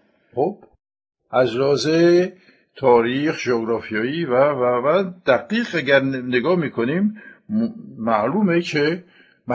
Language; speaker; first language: Persian; non-native, fluent; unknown